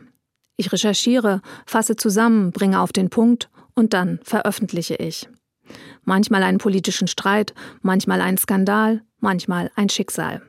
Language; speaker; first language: German; native; German